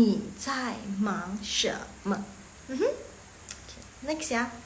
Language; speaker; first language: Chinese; non-native, fluent; Indonesian